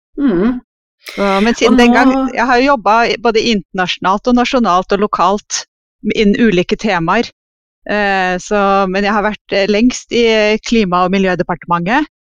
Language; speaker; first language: Norwegian; native; Norwegian